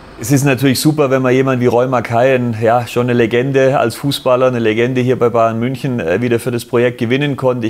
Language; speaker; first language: German; native; German